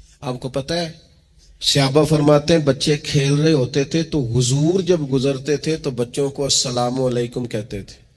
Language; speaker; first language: Urdu; non-native, local second language; Punjabi